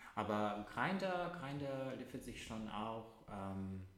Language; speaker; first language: German; non-native, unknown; Russian